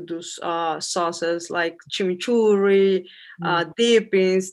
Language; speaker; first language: English; non-native, fluent; Spanish